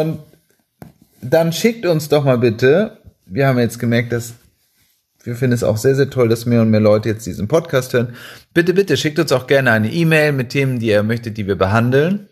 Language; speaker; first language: German; non-native, fluent; Spanish